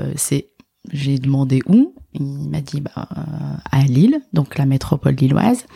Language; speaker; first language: French; non-native, local second language; Arabic